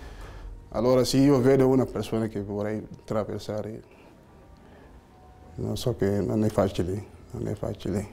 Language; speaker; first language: Italian; non-native, learner; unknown